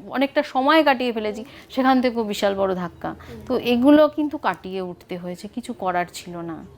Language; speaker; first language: Bangla; native; Bangla